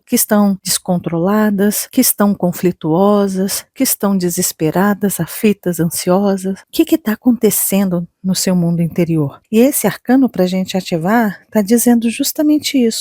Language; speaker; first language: Portuguese; native; Portuguese